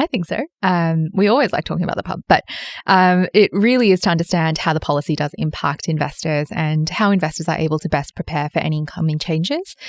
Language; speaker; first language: English; native; English